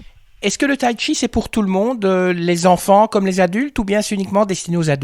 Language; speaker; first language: French; native; French